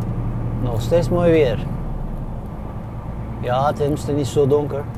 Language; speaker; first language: Dutch; non-native, fluent; Turkish